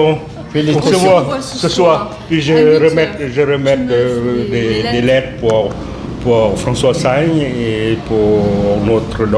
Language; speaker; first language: French; non-native, fluent; Lao